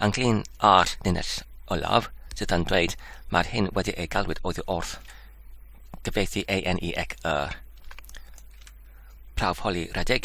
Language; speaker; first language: Welsh; non-native, fluent; English